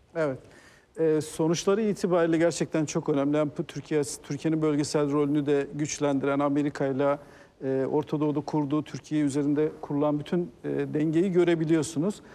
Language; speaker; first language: Turkish; native; Turkish